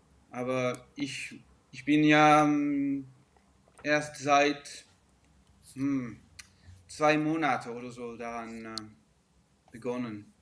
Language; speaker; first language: German; early bilingual, heritage; Dutch